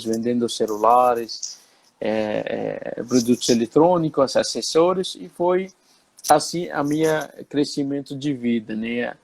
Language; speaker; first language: Portuguese; non-native, fluent; Arabic